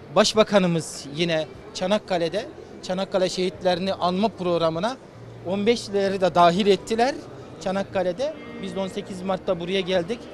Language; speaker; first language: Turkish; native; Turkish